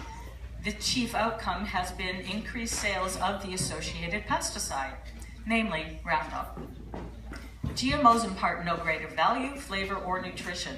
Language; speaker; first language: English; native; English